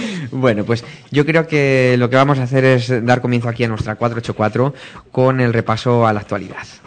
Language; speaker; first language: Spanish; native; Spanish